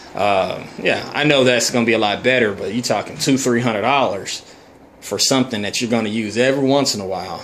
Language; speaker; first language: English; native; English